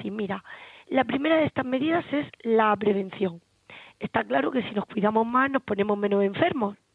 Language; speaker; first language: Spanish; native; Spanish